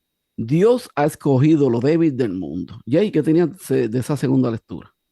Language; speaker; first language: Spanish; native; Spanish